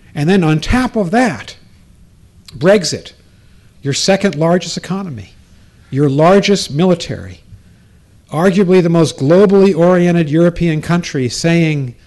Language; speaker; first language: English; native; English